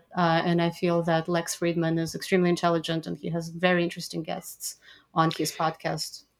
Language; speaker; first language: English; non-native, fluent; Russian